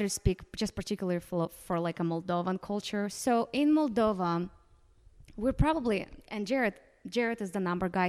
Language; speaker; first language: English; non-native, fluent; Romanian